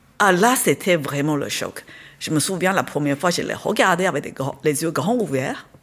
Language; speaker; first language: French; non-native, fluent; Chinese